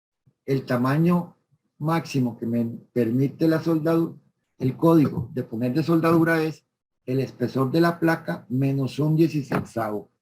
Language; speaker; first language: Spanish; native; Spanish